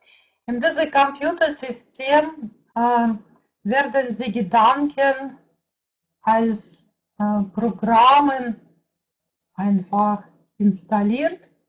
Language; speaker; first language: German; non-native, fluent; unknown